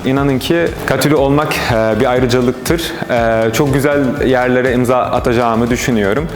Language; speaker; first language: Turkish; non-native, fluent; Arabic